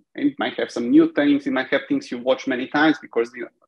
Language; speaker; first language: English; non-native, fluent; Bulgarian